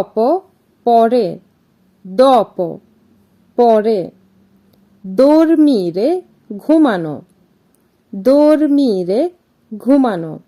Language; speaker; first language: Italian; non-native, fluent; Bangla